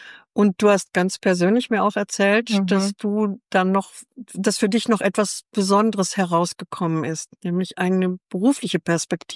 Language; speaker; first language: German; native; German